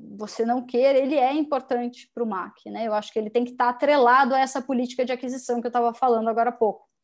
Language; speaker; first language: Portuguese; native; Portuguese